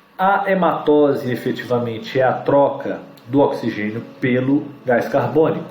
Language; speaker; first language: Portuguese; native; Portuguese